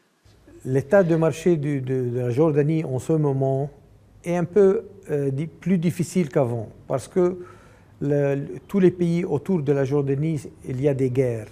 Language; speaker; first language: French; non-native, fluent; Arabic